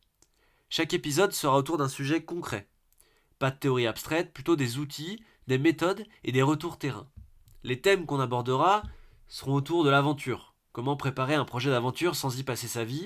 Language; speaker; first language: French; native; French